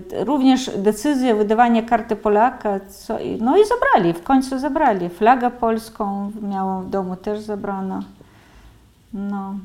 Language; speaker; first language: Polish; early bilingual, heritage; Polish